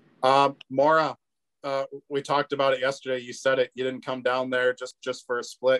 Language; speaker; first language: English; native; English